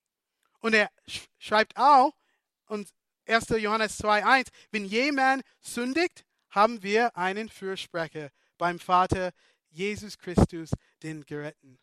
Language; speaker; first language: German; non-native, fluent; English